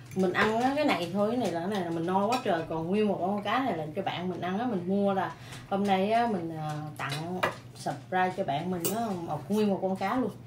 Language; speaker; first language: Vietnamese; native; Vietnamese